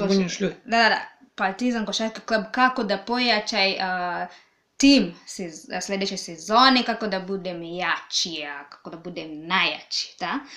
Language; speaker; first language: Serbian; non-native, learner; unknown